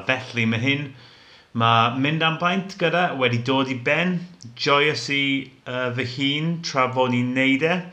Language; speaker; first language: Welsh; non-native, local second language; English